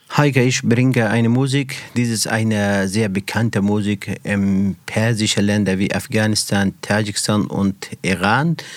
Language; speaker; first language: German; non-native, learner; Persian